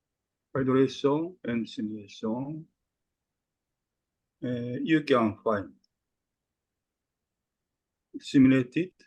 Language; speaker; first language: English; non-native, fluent; Japanese